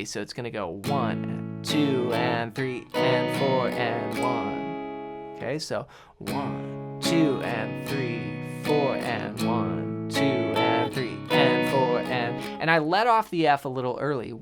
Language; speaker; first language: English; native; English